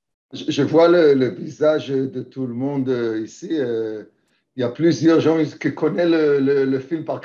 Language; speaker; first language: French; early bilingual, heritage; Hebrew